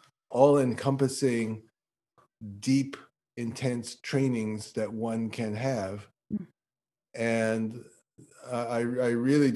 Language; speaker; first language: English; native; English